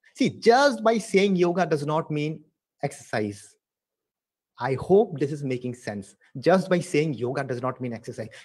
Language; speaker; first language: English; non-native, local second language; Assamese